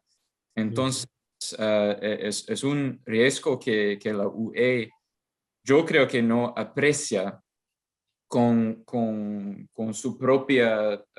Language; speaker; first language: Spanish; non-native, fluent; English